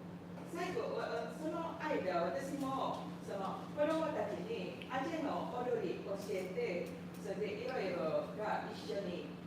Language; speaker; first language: Japanese; non-native, learner; Indonesian